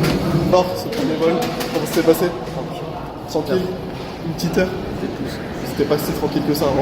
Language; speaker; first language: French; native; French